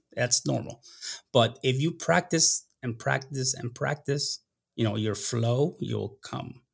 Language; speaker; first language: English; non-native, fluent; Spanish